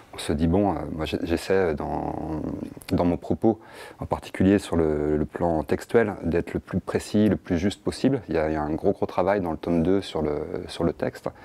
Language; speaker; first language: French; native; French